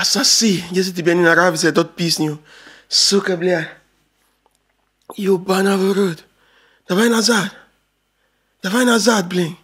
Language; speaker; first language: Russian; non-native, learner; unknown